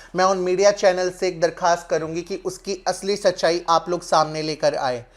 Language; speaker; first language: Hindi; non-native, local second language; Punjabi